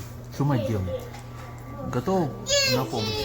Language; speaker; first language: Russian; native; Russian